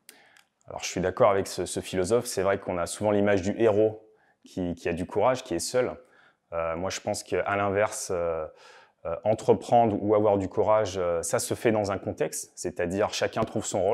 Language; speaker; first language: French; native; French